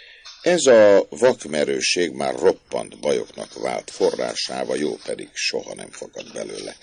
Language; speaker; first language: Hungarian; native; Hungarian